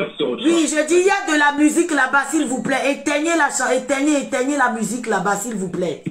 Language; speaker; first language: French; native; French